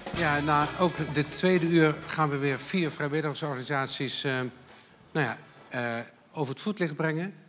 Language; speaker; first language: Dutch; native; Dutch